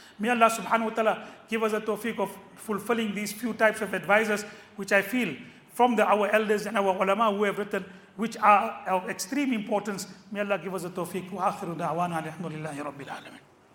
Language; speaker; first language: English; native; English